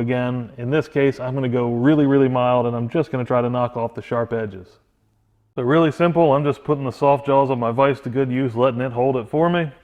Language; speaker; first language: English; native; English